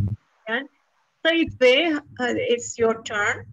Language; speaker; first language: English; non-native, fluent; Turkish